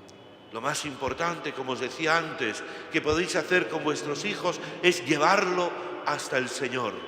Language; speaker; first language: Spanish; native; Spanish